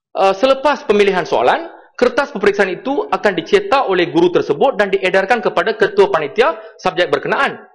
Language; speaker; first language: Malay; non-native, local second language; Tamil